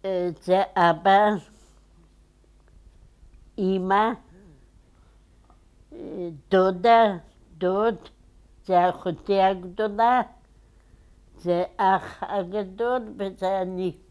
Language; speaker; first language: Hebrew; non-native, fluent; Yiddish